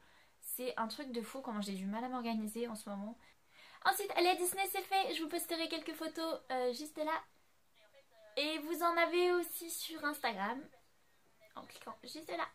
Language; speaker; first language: French; native; French